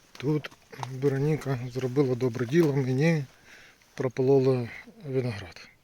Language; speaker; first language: Ukrainian; native; Ukrainian